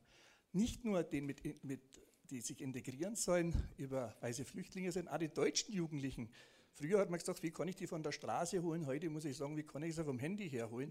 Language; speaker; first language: German; native; German